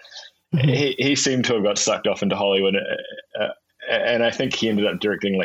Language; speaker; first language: English; native; English